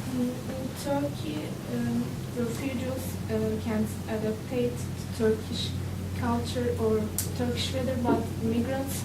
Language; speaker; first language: English; non-native, learner; Turkish